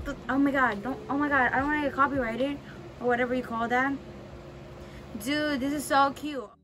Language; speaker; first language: English; early bilingual, other home language; Spanish